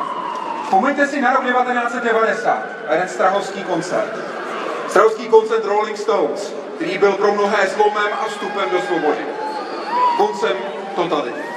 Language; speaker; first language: Czech; native; Czech